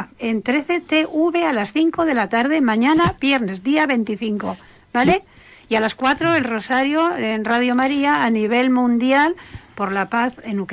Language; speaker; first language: Spanish; native; Spanish